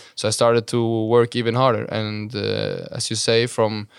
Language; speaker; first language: English; non-native, fluent; Norwegian